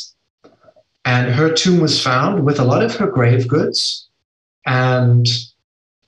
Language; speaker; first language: English; native; English